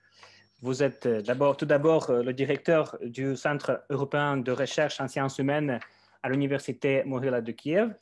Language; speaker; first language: French; non-native, fluent; Ukrainian